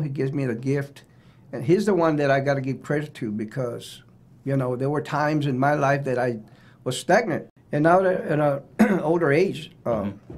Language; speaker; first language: English; native; English